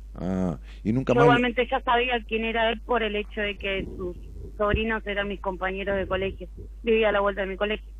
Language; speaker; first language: Spanish; native; Spanish